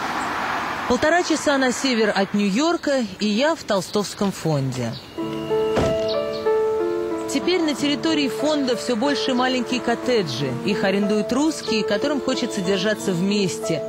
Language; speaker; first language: Russian; native; Russian